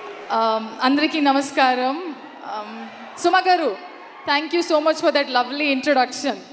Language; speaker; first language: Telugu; non-native, learner; Kannada